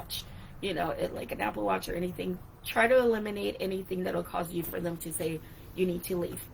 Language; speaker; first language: English; native; English